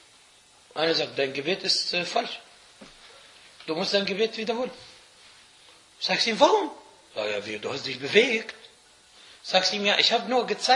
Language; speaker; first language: German; non-native, fluent; Arabic